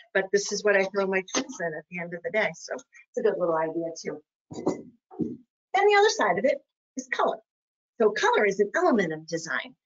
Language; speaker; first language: English; native; English